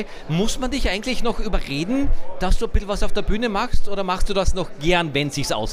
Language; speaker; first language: German; native; German